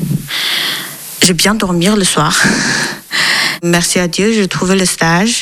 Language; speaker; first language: French; non-native, learner; Chinese